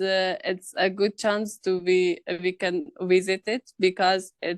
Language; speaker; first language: English; non-native, learner; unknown